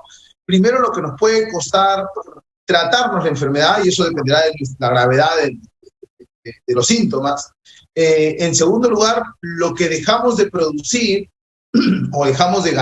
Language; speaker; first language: Spanish; native; Spanish